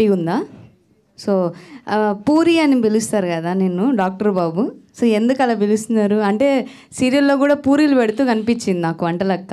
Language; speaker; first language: Telugu; non-native, fluent; Malayalam